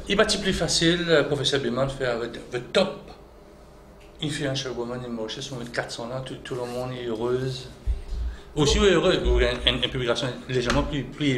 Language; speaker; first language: French; non-native, local second language; Morisyen